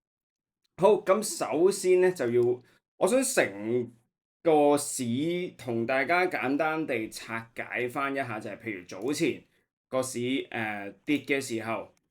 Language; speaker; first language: Cantonese; native; Cantonese